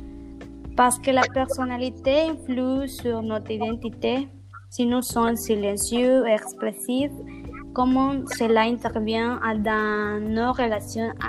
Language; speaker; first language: French; non-native, learner; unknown